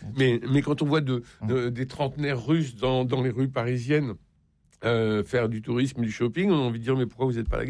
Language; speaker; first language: French; native; French